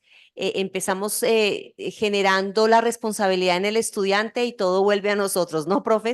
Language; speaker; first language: Spanish; native; Spanish